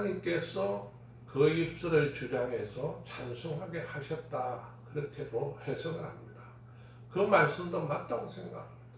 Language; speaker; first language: Korean; native; Korean